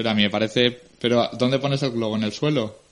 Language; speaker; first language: Spanish; native; Spanish